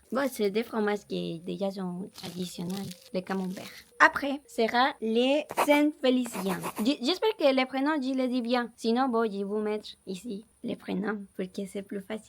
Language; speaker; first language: French; non-native, learner; Spanish